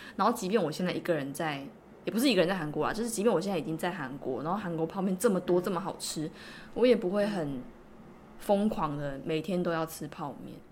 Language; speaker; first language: Chinese; native; Chinese